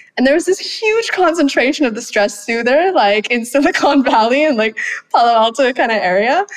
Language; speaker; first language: English; non-native, fluent; Thai